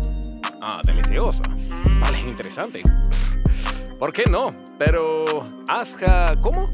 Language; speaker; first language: Spanish; non-native, learner; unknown